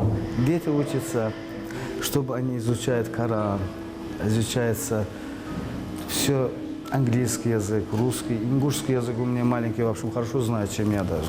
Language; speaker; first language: Russian; non-native, learner; Azerbaijani